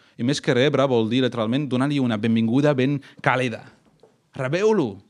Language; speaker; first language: Catalan; non-native, fluent; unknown